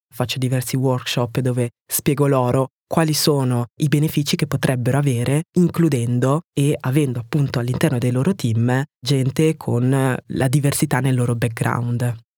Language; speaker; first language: Italian; early bilingual, other home language; French